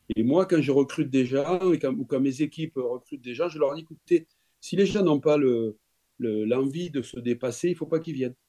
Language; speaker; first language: French; native; French